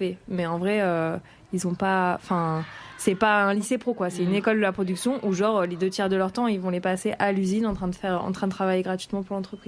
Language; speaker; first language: French; native; French